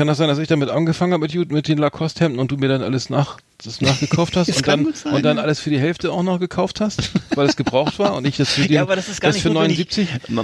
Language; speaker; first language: German; native; German